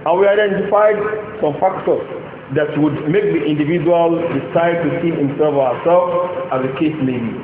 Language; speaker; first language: English; non-native, local second language; Yoruba